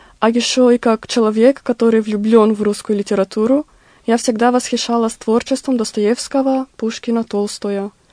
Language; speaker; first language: Russian; non-native, learner; Mongolian